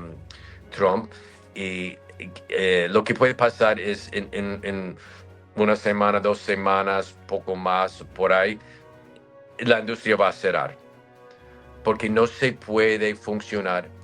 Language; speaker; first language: Spanish; non-native, fluent; English